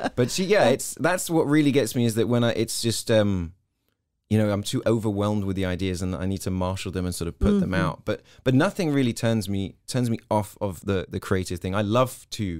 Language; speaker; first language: English; native; English